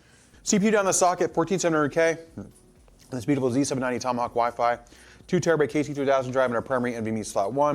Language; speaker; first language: English; native; English